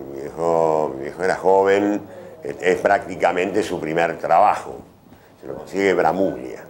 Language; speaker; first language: Spanish; native; Spanish